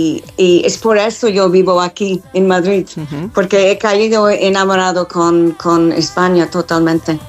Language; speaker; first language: Spanish; non-native, fluent; English